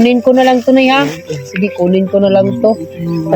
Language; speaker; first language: Filipino; non-native, local second language; Cebuano